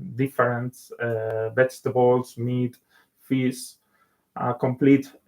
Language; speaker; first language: English; non-native, learner; Spanish